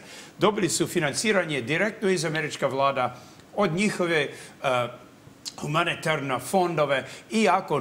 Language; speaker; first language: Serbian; early bilingual, heritage; English